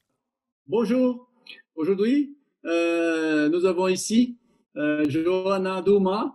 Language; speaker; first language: French; non-native, learner; Portuguese